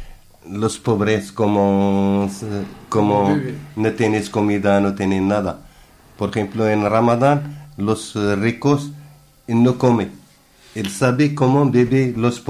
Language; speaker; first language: Spanish; non-native, learner; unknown